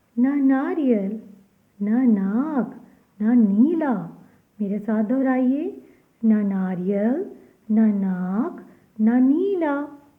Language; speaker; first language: Hindi; native; Hindi